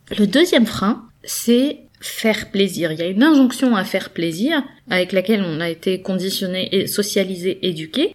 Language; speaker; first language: French; native; French